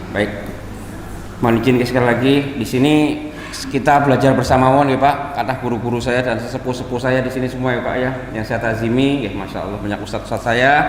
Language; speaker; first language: Indonesian; native; Indonesian